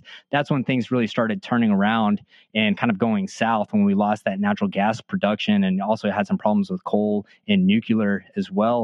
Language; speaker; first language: English; native; English